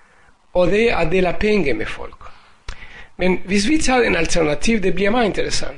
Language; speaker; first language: Danish; non-native, fluent; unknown